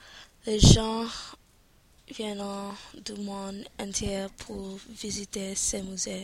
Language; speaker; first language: French; non-native, learner; English